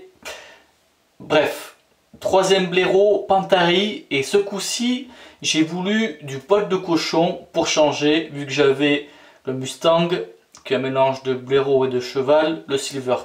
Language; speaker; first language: French; native; French